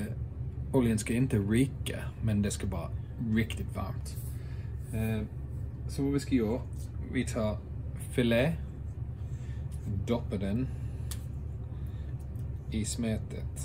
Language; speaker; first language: Swedish; non-native, fluent; English